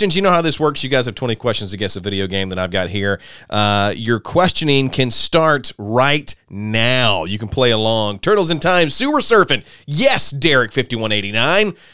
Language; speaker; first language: English; native; English